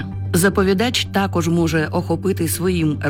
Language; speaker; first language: Ukrainian; native; Ukrainian